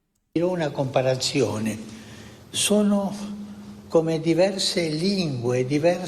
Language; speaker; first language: Italian; non-native, fluent; Spanish